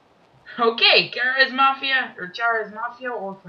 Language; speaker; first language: English; native; English